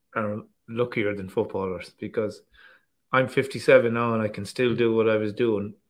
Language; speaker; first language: English; native; English